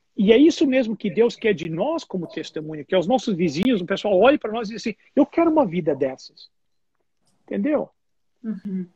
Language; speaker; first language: Portuguese; non-native, fluent; English